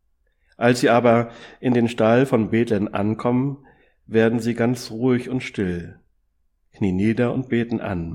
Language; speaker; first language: German; native; German